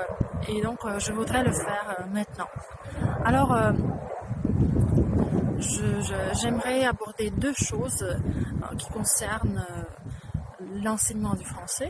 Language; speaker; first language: French; non-native, fluent; Russian